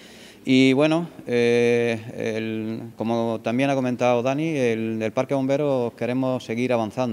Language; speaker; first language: Spanish; native; Spanish